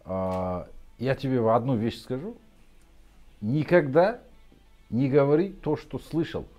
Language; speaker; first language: Russian; non-native, local second language; Kazakh